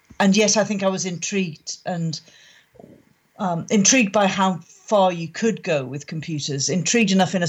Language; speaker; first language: English; native; English